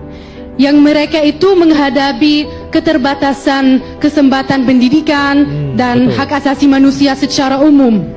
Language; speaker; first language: Indonesian; non-native, fluent; Arabic